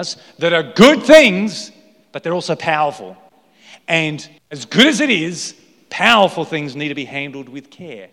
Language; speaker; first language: English; native; English